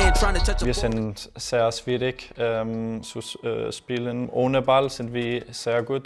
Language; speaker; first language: German; non-native, learner; Danish